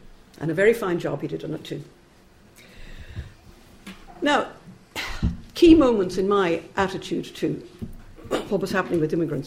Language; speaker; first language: English; native; English